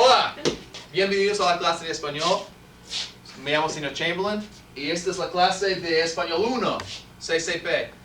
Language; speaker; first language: Spanish; non-native, fluent; English